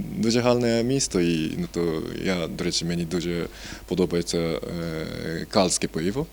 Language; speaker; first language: Ukrainian; non-native, fluent; Japanese